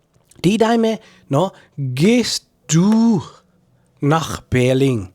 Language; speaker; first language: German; non-native, fluent; Burmese